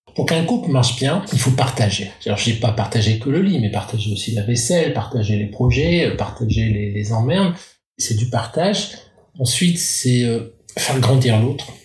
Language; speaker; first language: French; native; French